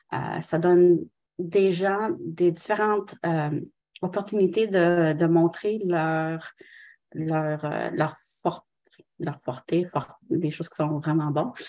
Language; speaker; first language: French; non-native, local second language; English